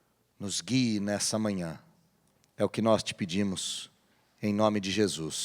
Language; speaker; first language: Portuguese; native; Portuguese